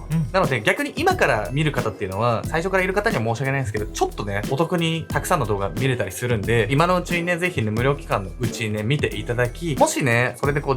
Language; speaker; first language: Japanese; native; Japanese